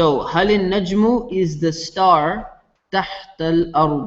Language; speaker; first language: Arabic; non-native, fluent; English